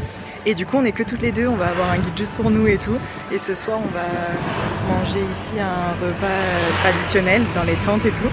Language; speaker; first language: French; native; French